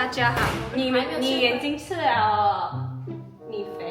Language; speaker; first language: Chinese; non-native, local second language; English